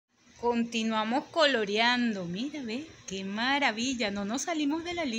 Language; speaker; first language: Spanish; native; Spanish